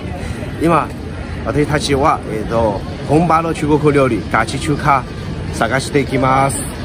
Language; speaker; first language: Japanese; non-native, learner; Chinese